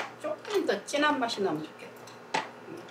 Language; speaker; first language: Korean; non-native, learner; Thai